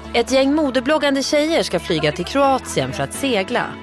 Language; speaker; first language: Swedish; native; Swedish